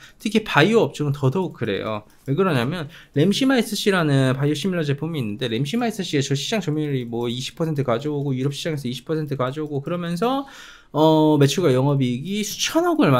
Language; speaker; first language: Korean; native; Korean